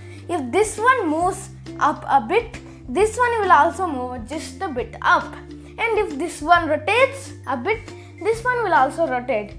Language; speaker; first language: English; early bilingual, other home language; Telugu